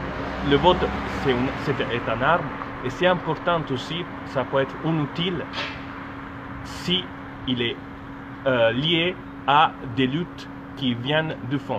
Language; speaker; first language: French; non-native, fluent; Italian